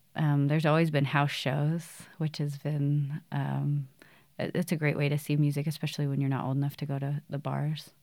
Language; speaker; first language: English; native; English